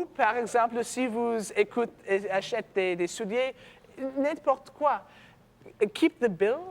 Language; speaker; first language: French; non-native, learner; English